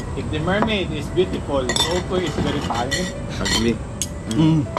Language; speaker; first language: English; native; English